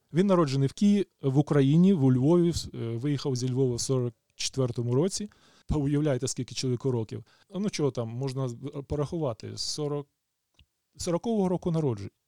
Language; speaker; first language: Ukrainian; native; Ukrainian